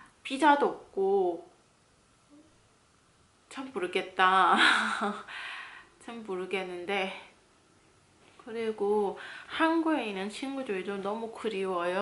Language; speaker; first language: Korean; non-native, fluent; Cantonese